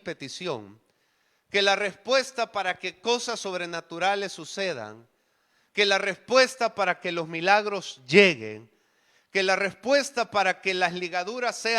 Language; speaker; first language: Spanish; native; Spanish